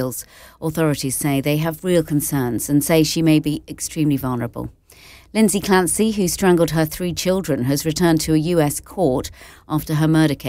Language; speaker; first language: English; native; English